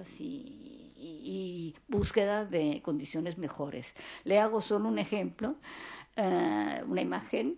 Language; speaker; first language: Spanish; non-native, fluent; Italian